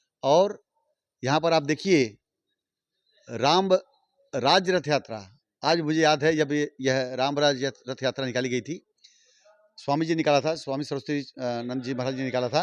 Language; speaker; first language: Hindi; native; Hindi